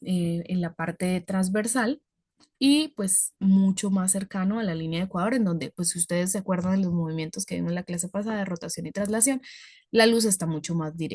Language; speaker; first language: Spanish; native; Spanish